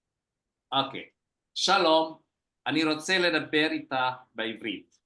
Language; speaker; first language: Hebrew; non-native, fluent; Indonesian